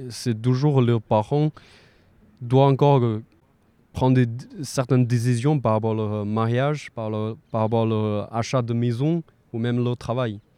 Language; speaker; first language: French; non-native, fluent; Chinese